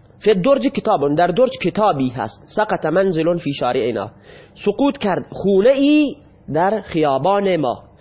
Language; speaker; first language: Persian; non-native, local second language; Baluchi